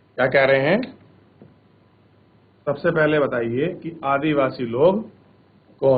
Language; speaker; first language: Hindi; native; Hindi